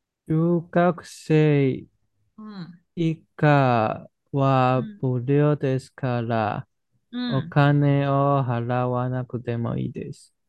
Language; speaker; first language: Japanese; non-native, learner; Chinese